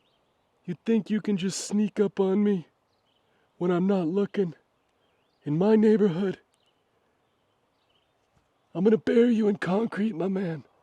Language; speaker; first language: English; native; English